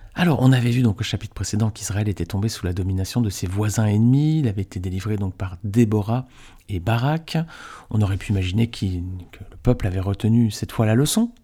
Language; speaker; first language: French; native; French